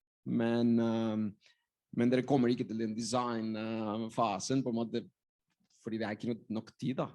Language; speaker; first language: Norwegian; non-native, fluent; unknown